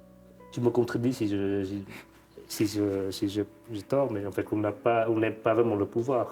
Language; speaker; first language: French; non-native, fluent; Vietnamese